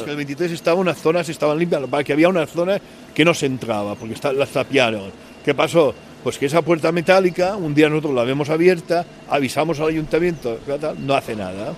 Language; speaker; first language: Spanish; native; Spanish